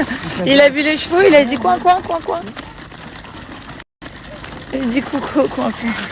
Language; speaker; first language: French; native; French